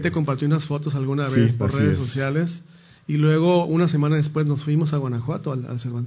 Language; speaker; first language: Spanish; native; Spanish